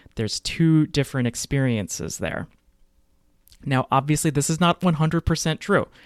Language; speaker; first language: English; native; English